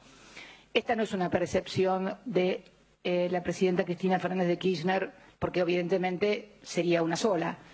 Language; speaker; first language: Spanish; native; Spanish